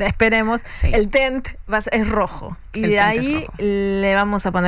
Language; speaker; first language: Spanish; native; Spanish